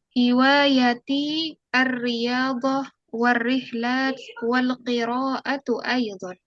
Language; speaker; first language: Arabic; non-native, fluent; Indonesian